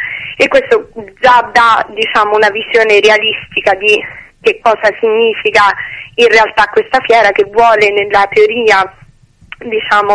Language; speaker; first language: Italian; native; Italian